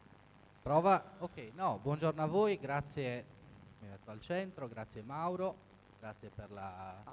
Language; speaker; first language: Italian; native; Italian